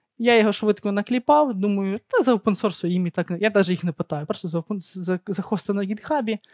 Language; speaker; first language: Ukrainian; native; Ukrainian